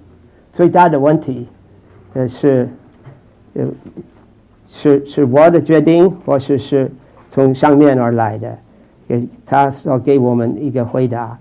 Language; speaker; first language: Chinese; non-native, fluent; English